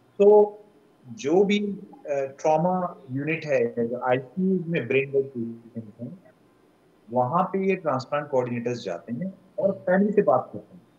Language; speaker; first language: Hindi; native; Hindi